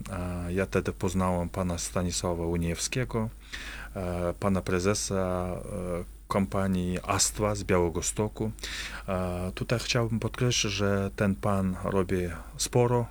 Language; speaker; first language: Polish; non-native, fluent; Russian